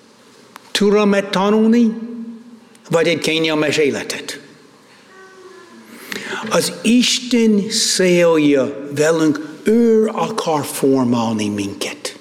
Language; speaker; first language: Hungarian; non-native, fluent; English